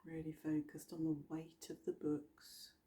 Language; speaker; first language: English; native; English